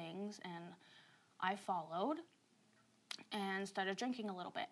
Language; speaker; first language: English; native; English